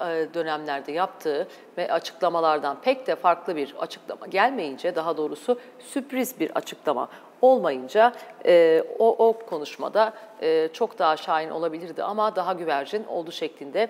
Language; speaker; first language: Turkish; native; Turkish